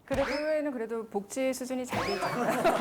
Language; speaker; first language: Korean; native; Korean